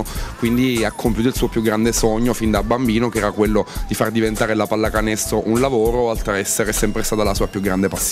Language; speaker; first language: Italian; native; Italian